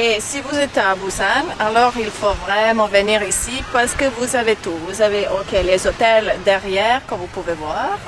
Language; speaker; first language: French; non-native, learner; Croatian